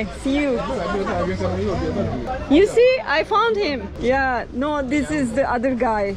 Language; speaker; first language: English; non-native, learner; Turkish